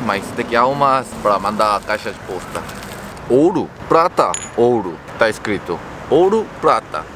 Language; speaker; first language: Portuguese; non-native, learner; Korean